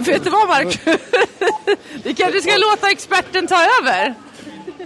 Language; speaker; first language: Swedish; native; Swedish